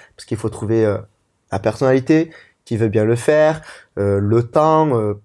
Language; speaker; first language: French; native; French